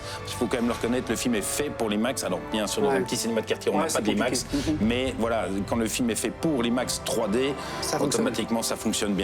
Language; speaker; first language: French; native; French